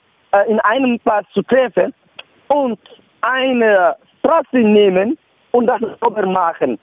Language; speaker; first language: German; non-native, learner; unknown